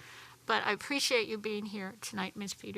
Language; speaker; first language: English; native; English